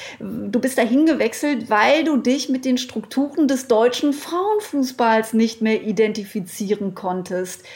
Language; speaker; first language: German; native; German